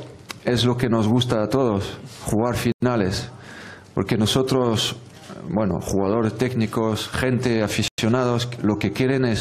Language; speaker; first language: Spanish; non-native, fluent; French